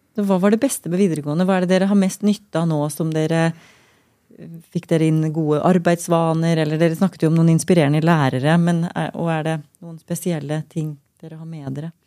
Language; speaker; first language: Norwegian; native; Norwegian